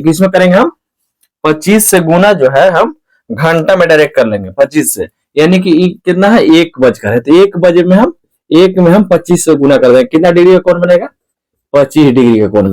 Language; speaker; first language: Hindi; native; Hindi